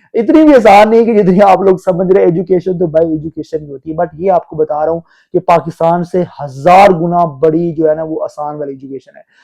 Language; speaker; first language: Urdu; non-native, local second language; Punjabi